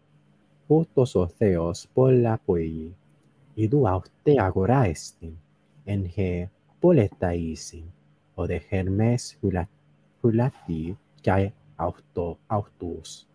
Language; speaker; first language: Greek; non-native, learner; English